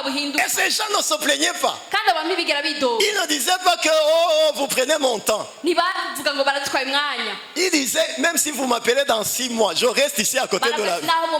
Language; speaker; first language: French; non-native, local second language; Rundi